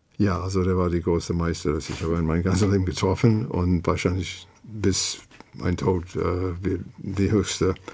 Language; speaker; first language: German; non-native, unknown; English